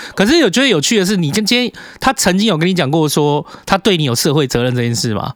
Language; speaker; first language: Chinese; native; Chinese